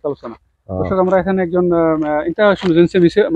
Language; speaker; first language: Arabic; non-native, learner; Bangla